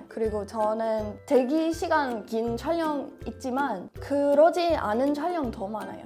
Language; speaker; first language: Korean; non-native, fluent; English